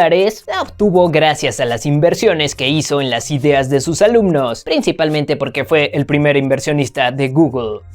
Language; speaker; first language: Spanish; native; Spanish